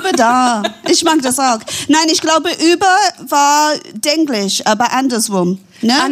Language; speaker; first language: German; non-native, fluent; English